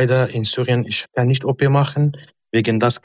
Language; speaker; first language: German; non-native, learner; Arabic